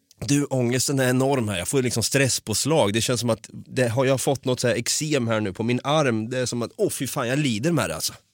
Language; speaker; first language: Swedish; native; Swedish